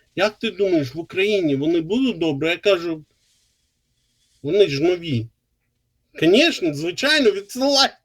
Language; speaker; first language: Ukrainian; non-native, local second language; Russian